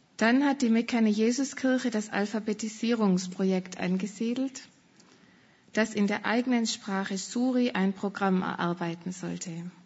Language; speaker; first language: German; native; German